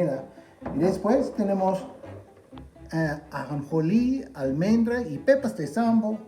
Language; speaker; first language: Spanish; non-native, fluent; English